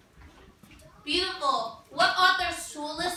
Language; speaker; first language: English; native; English